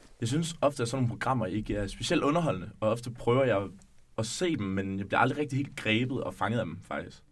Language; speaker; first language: Danish; native; Danish